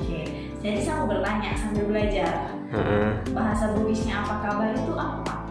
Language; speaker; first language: Indonesian; non-native, local second language; Balinese